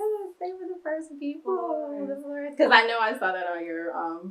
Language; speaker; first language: English; native; English